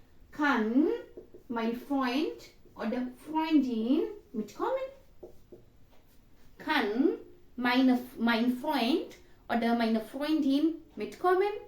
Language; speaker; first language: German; non-native, learner; Hindi